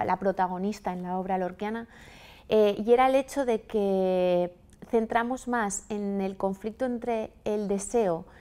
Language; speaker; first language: Spanish; native; Spanish